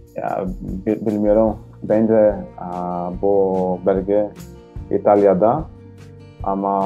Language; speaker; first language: Turkish; non-native, learner; Portuguese